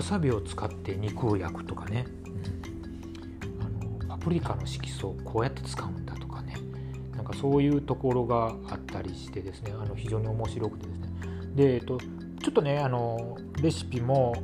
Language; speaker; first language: Japanese; native; Japanese